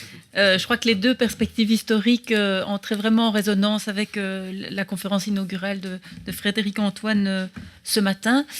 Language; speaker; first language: French; native; French